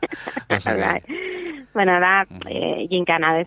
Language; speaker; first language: Basque; non-native, local second language; Spanish